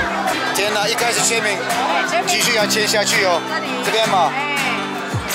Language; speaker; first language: Chinese; non-native, fluent; Turkish